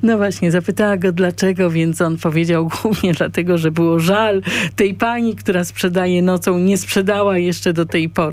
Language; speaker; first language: Polish; native; Polish